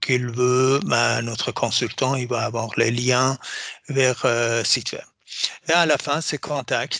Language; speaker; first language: French; non-native, fluent; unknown